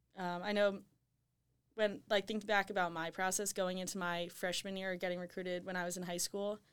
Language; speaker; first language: English; native; English